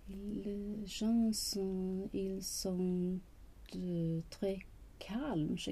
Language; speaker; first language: French; non-native, learner; Swedish